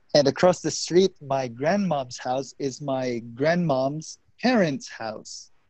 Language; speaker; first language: English; non-native, local second language; Hiligaynon